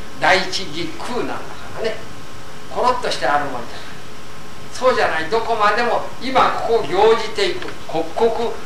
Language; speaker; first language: Japanese; native; Japanese